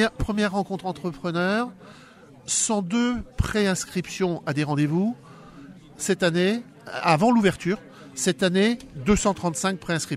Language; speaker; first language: French; native; French